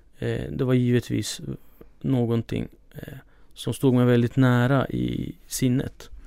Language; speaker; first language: Swedish; early bilingual, other home language; Kurdish